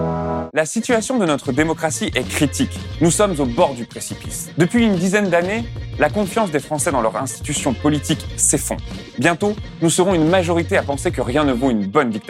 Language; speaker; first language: French; native; French